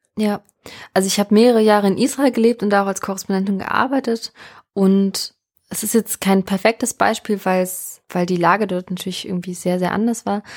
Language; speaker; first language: German; early bilingual, other home language; Russian